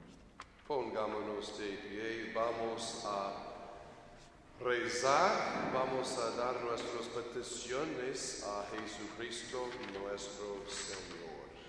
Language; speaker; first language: Spanish; non-native, fluent; English